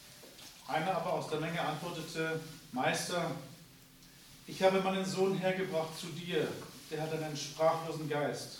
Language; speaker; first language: German; native; German